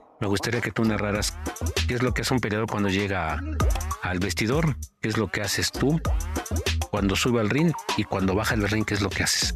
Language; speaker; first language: Spanish; native; Spanish